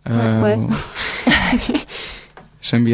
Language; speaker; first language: French; non-native, learner; German